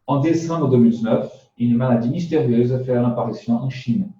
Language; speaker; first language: French; non-native, fluent; Portuguese